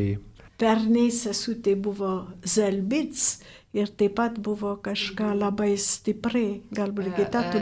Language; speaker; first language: Lithuanian; non-native, fluent; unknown